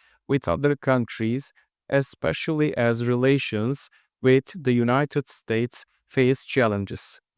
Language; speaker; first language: English; non-native, fluent; Turkish